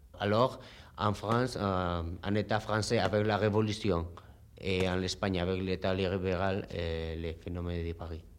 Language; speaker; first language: French; non-native, learner; Spanish